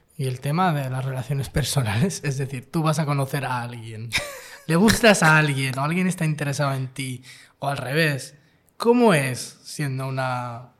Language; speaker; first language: Spanish; early bilingual, other home language; Arabic